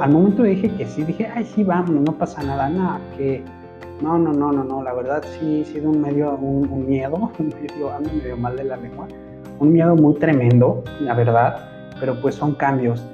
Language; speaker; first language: Spanish; native; Spanish